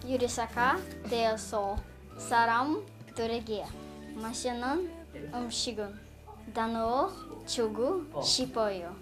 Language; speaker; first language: Korean; early bilingual, heritage; Russian